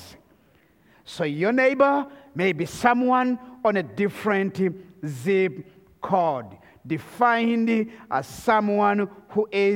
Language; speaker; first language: English; non-native, local second language; Kinyarwanda